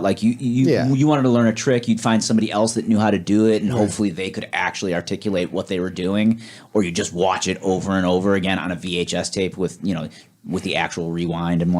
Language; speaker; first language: English; native; English